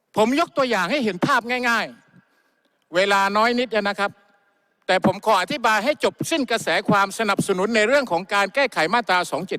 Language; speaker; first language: Thai; non-native, local second language; Malay